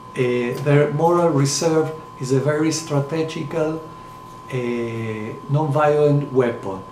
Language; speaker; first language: English; non-native, fluent; Spanish